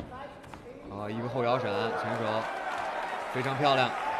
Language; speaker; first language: Chinese; native; Chinese